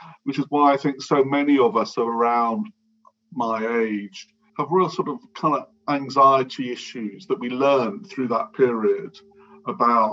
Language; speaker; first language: English; native; English